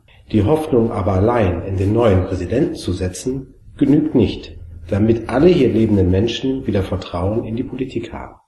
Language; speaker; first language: German; native; German